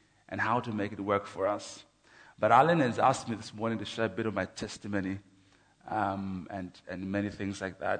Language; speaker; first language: English; non-native, local second language; Xhosa